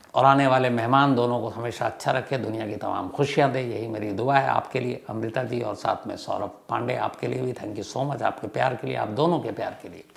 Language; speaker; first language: Hindi; native; Hindi